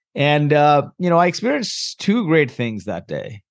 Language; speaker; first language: English; early bilingual, heritage; Arabic